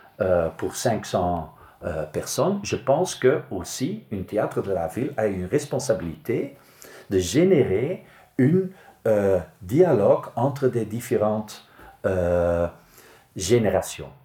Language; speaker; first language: French; non-native, local second language; Dutch